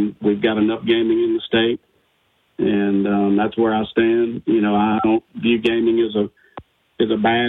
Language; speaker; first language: English; native; English